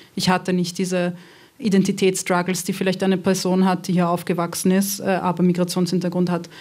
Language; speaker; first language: German; early bilingual, other home language; Serbian